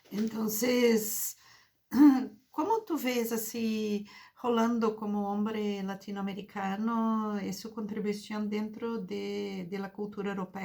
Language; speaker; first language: Spanish; non-native, fluent; Portuguese